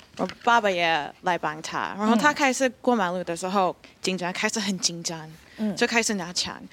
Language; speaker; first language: Chinese; non-native, fluent; English